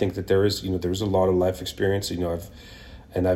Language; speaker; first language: English; non-native, local second language; Hebrew